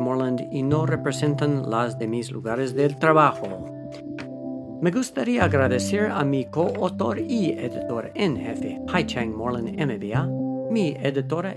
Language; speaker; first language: Spanish; non-native, fluent; English